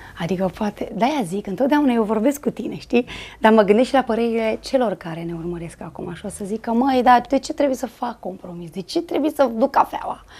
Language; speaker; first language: Romanian; native; Romanian